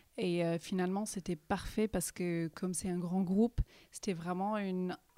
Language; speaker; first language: French; early bilingual, heritage; English